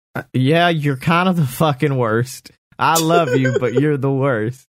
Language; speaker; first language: English; native; English